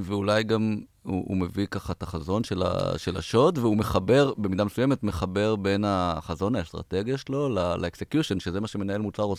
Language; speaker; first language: Hebrew; native; Hebrew